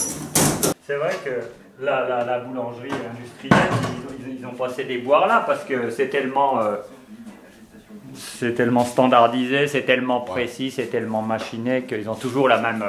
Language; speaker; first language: French; native; French